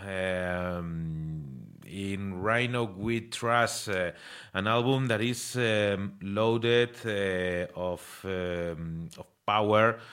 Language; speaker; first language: English; non-native, learner; Spanish